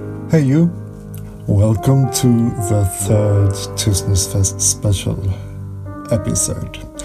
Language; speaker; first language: English; non-native, fluent; Norwegian